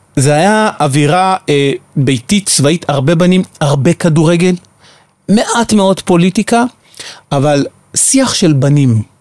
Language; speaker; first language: Hebrew; native; Hebrew